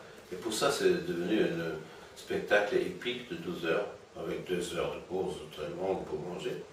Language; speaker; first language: French; non-native, fluent; German